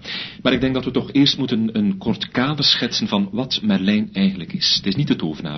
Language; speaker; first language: Dutch; native; Dutch